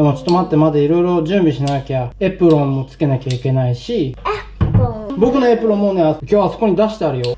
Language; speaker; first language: Japanese; native; Japanese